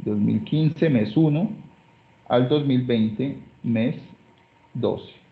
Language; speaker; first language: Spanish; native; Spanish